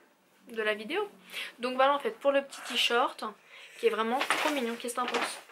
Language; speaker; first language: French; native; French